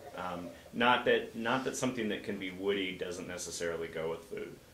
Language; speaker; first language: English; native; English